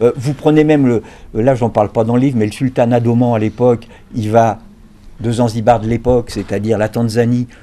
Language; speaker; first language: French; native; French